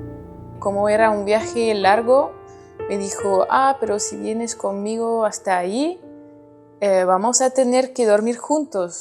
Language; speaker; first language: Spanish; non-native, fluent; French